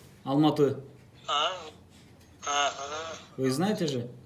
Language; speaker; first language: Russian; non-native, local second language; Kazakh